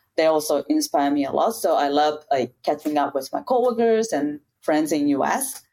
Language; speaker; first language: English; non-native, fluent; Japanese